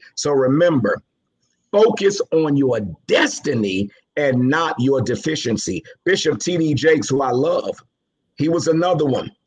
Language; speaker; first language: English; native; English